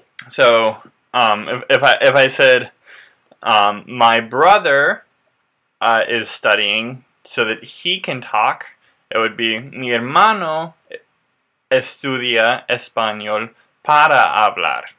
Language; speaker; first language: English; native; English